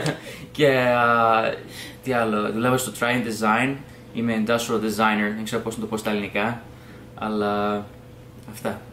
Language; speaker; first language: Greek; early bilingual, heritage; English